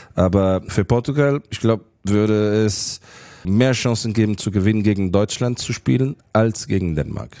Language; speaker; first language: German; non-native, fluent; Portuguese